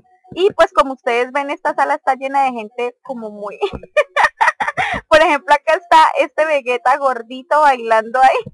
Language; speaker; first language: Spanish; native; Spanish